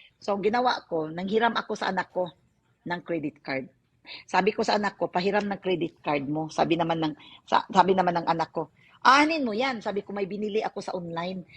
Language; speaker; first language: Filipino; non-native, local second language; Cebuano